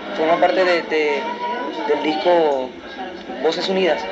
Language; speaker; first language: Spanish; early bilingual, heritage; Spanish